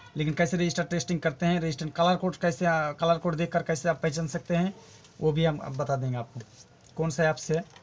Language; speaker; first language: Hindi; non-native, local second language; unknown